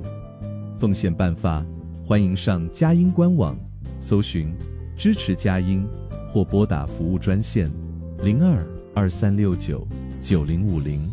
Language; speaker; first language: Chinese; native; Chinese